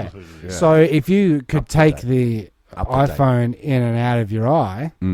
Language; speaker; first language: English; native; English